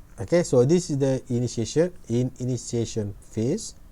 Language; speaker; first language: English; non-native, local second language; Malay